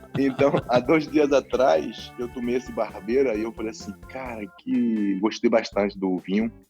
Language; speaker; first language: Portuguese; native; Portuguese